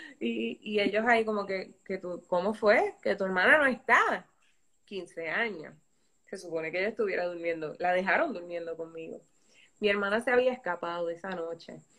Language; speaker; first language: Spanish; native; Spanish